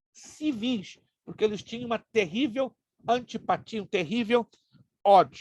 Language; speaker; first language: Portuguese; native; Portuguese